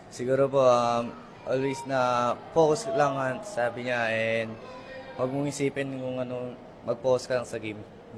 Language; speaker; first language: Filipino; non-native, local second language; Pampanga